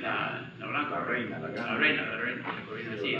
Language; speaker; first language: Spanish; non-native, fluent; English